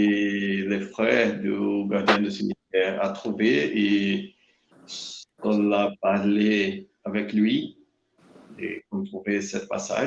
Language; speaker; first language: French; non-native, learner; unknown